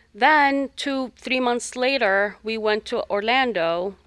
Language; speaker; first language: English; non-native, fluent; Arabic